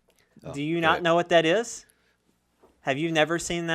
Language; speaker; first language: English; native; English